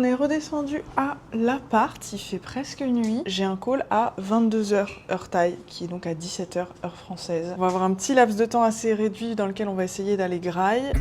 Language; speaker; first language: French; native; French